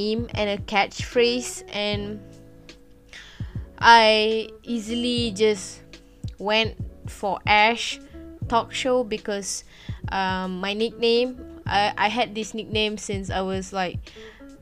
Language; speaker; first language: English; non-native, local second language; Malay